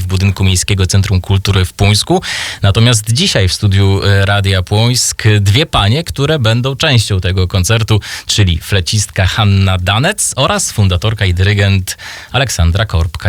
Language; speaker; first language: Polish; native; Polish